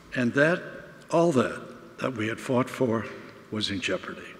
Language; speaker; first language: English; native; English